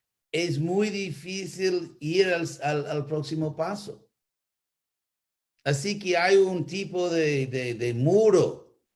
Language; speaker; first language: Spanish; non-native, fluent; English